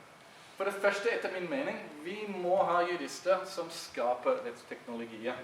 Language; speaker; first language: Norwegian; non-native, fluent; English